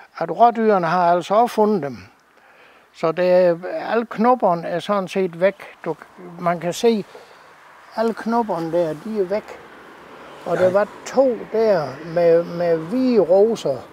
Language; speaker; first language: Danish; native; Danish